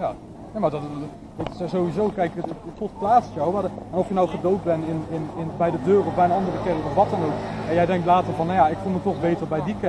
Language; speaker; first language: Dutch; native; Dutch